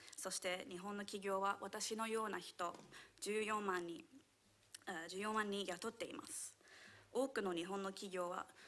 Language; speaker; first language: Japanese; non-native, fluent; English